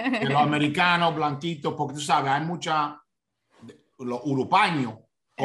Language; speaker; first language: Spanish; early bilingual, heritage; Spanish